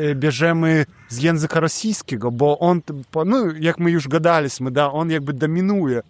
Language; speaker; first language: Polish; non-native, fluent; Belarusian